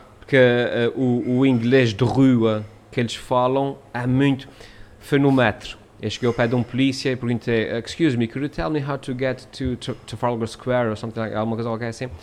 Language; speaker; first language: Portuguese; native; Portuguese